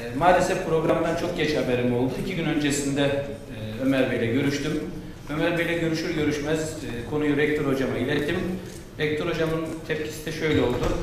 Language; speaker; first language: Turkish; native; Turkish